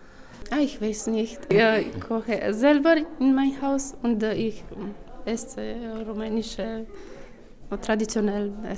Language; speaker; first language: German; non-native, learner; Romanian